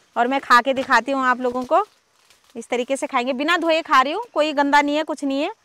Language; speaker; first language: Hindi; non-native, local second language; Garhwali